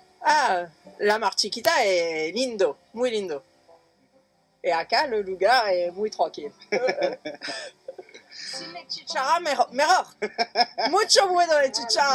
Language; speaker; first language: Spanish; non-native, learner; French